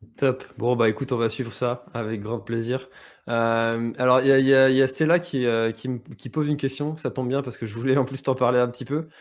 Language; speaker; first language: French; native; French